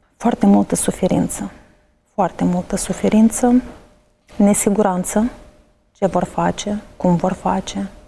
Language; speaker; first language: Romanian; early bilingual, heritage; Romanian